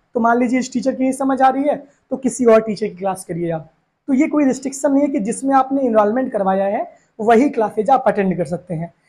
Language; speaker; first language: Hindi; native; Hindi